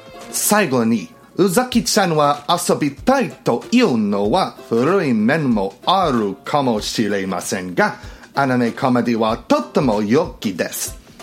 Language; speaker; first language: Japanese; non-native, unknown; English